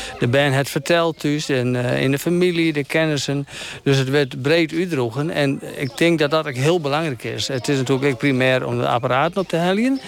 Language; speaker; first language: Dutch; non-native, local second language; Western Frisian